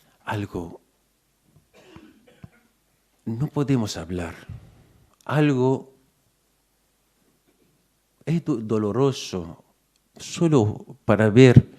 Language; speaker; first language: Spanish; non-native, fluent; Arabic